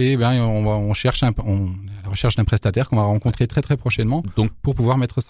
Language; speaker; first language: French; native; French